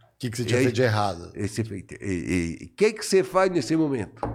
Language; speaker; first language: Portuguese; non-native, fluent; French